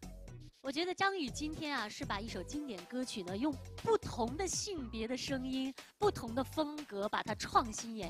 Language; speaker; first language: Chinese; native; Chinese